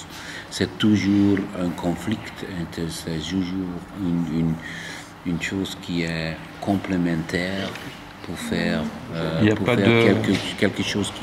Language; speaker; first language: French; non-native, local second language; Dutch